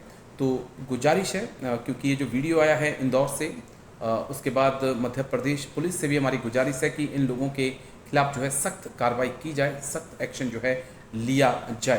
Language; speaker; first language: Hindi; native; Hindi